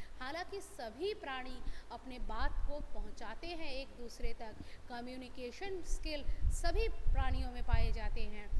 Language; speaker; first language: Hindi; non-native, local second language; Bangla